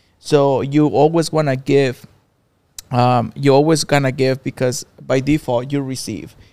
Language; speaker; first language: English; non-native, fluent; Spanish